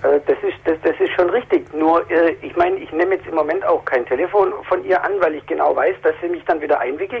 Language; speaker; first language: German; native; German